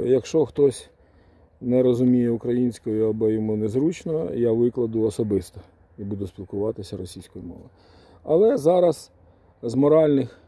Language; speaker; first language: Ukrainian; non-native, local second language; Russian